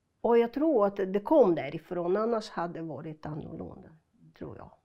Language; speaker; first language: Swedish; non-native, fluent; Portuguese